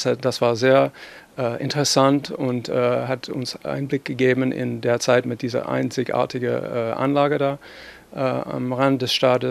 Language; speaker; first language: German; non-native, fluent; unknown